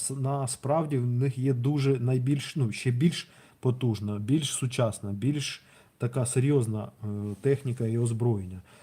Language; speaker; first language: Ukrainian; non-native, local second language; Russian